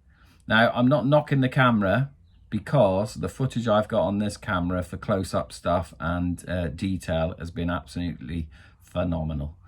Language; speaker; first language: English; native; English